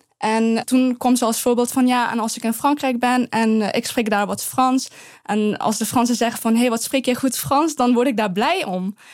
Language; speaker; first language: Dutch; early bilingual, other home language; Persian